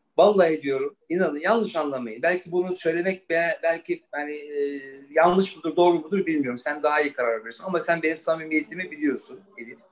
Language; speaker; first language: Turkish; early bilingual, heritage; Turkish